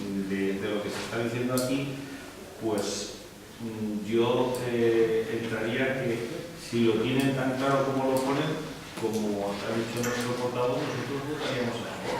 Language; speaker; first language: Spanish; native; Spanish